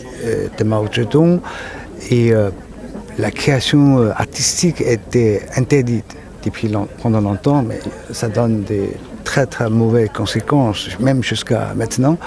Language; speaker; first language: French; non-native, fluent; Chinese